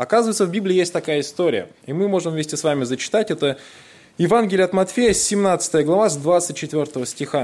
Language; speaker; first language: Russian; native; Russian